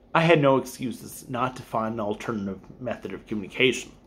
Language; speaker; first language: English; native; English